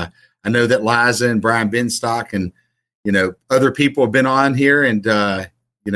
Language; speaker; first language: English; native; English